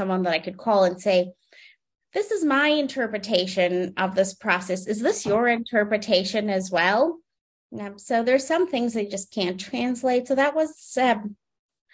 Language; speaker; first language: English; non-native, local second language; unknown